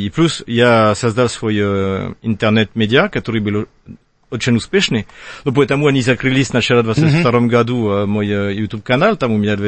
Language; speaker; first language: Russian; non-native, fluent; French